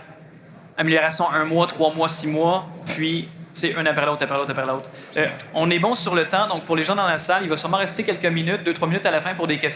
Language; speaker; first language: French; native; French